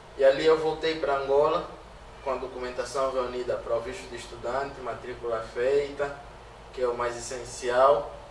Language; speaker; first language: Portuguese; native; Portuguese